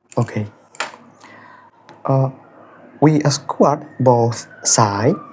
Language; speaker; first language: English; non-native, fluent; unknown